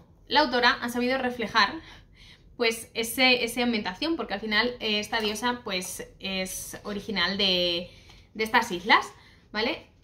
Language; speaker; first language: Spanish; native; Spanish